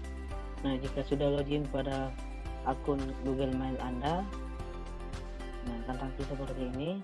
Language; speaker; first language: Indonesian; native; Indonesian